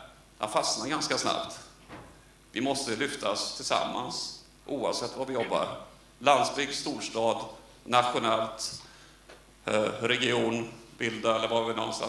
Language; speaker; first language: Swedish; native; Swedish